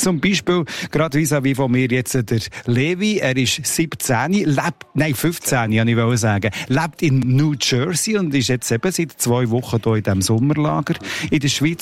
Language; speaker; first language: German; native; German